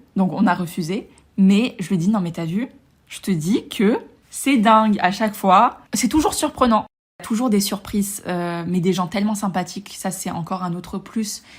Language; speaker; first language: French; native; French